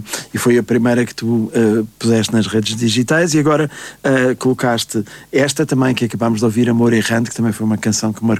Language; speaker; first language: Portuguese; native; Portuguese